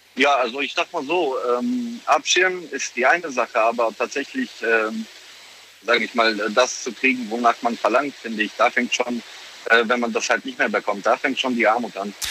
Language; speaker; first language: German; early bilingual, other home language; Polish